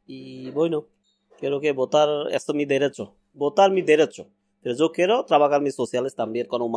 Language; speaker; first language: Spanish; non-native, learner; Bangla